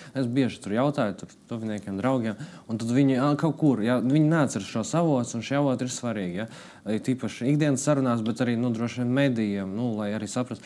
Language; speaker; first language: Latvian; non-native, local second language; Russian